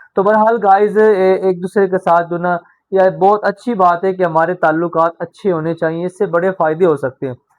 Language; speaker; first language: Urdu; non-native, local second language; Punjabi